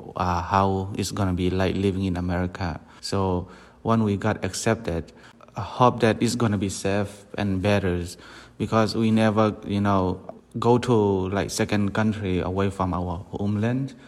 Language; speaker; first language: English; non-native, fluent; Burmese